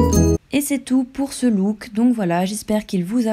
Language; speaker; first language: French; native; French